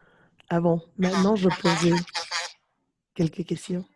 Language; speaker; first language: French; non-native, learner; English